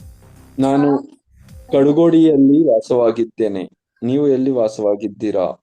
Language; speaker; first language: Kannada; non-native, learner; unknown